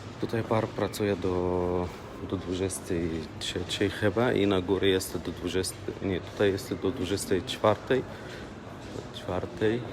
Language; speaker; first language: Polish; non-native, learner; Arabic